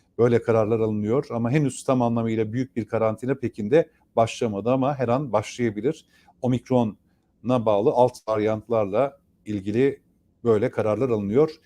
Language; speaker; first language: Turkish; native; Turkish